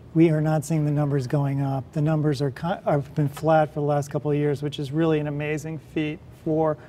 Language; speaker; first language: English; native; English